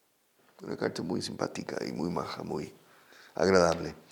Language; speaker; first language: Spanish; non-native, fluent; English